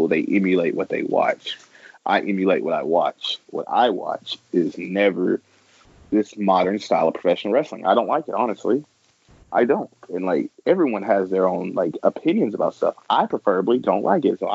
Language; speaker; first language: English; native; English